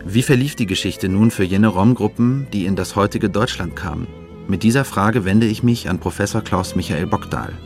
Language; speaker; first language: German; native; German